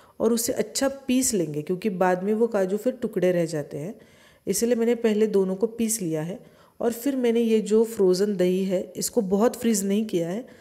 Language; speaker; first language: Hindi; non-native, local second language; Marathi